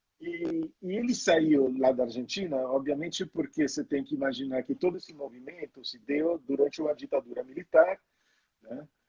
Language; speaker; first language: Portuguese; non-native, fluent; Italian